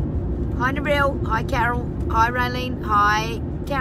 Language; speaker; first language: English; native; English